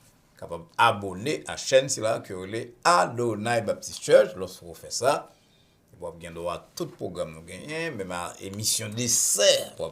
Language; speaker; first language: French; non-native, local second language; Haitian Creole